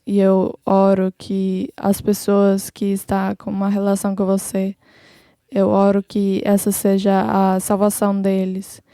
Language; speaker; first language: Portuguese; non-native, fluent; English